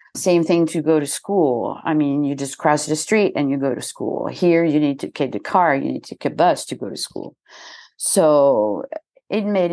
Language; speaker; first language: English; non-native, fluent; French